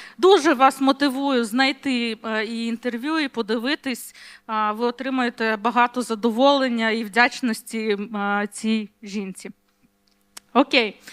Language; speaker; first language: Ukrainian; non-native, local second language; Russian